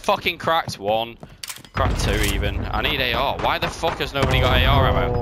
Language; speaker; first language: English; native; English